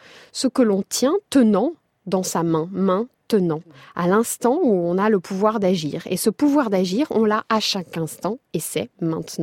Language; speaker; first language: French; native; French